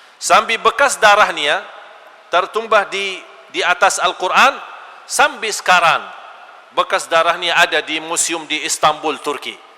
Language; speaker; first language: Malay; non-native, fluent; Arabic